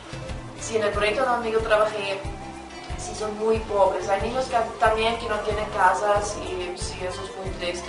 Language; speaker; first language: Spanish; non-native, fluent; German